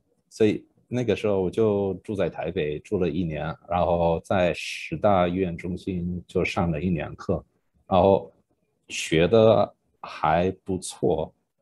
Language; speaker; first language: Chinese; non-native, fluent; English